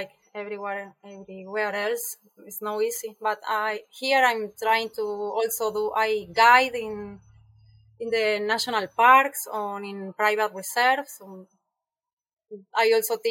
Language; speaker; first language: English; non-native, fluent; Spanish